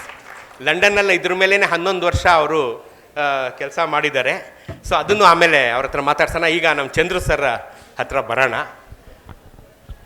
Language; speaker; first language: Kannada; native; Kannada